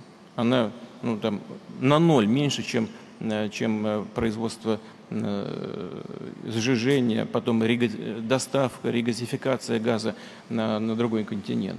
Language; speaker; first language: Russian; native; Russian